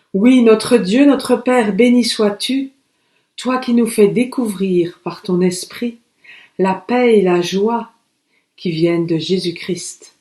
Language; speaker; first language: French; native; French